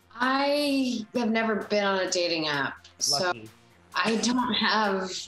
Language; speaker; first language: English; native; English